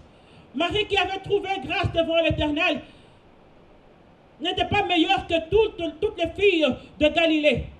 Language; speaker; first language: French; non-native, local second language; Lingala